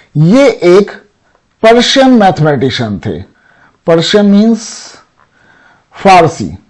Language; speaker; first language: Hindi; native; Hindi